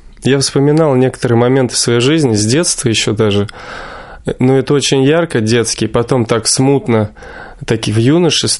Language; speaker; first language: Russian; native; Russian